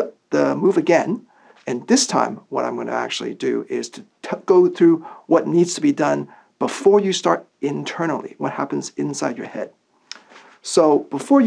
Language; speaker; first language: English; non-native, local second language; Cantonese